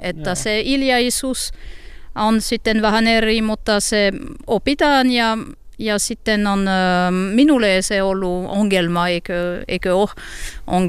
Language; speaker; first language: Finnish; non-native, learner; French